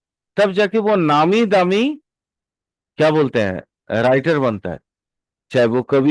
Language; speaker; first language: Hindi; native; Hindi